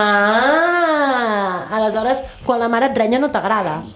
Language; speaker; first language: Catalan; native; Catalan